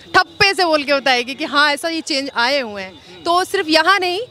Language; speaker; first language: Hindi; native; Hindi